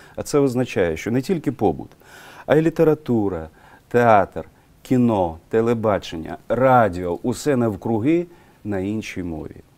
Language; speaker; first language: Ukrainian; non-native, local second language; Russian